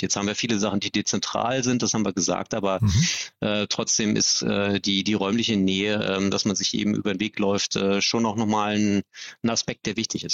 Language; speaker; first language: German; native; German